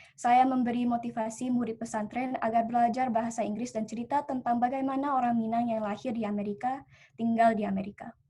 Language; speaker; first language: Indonesian; early bilingual, heritage; Indonesian